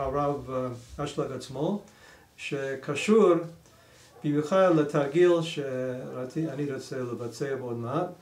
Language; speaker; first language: Hebrew; non-native, fluent; English